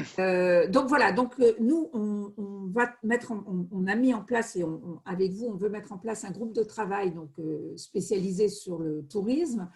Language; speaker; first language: French; native; French